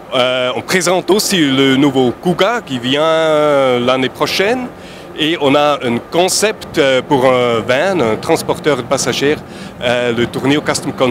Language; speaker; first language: French; non-native, fluent; German